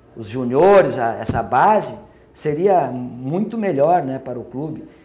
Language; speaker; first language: Portuguese; native; Portuguese